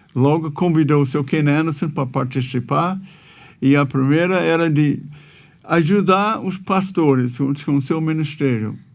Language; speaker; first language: Portuguese; non-native, fluent; English